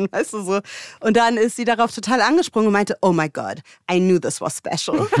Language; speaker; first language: German; native; German